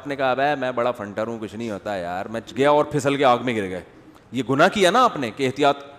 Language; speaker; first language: Urdu; native; Urdu